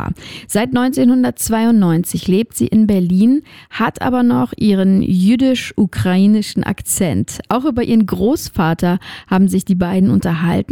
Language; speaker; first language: German; native; German